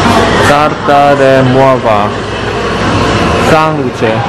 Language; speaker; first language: Spanish; non-native, learner; Korean